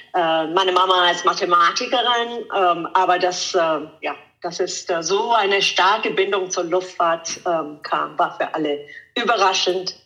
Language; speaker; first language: German; non-native, fluent; Italian